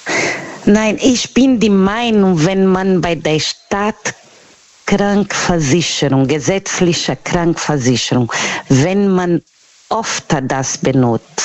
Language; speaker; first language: German; non-native, learner; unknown